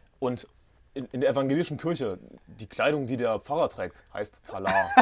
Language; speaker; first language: German; native; German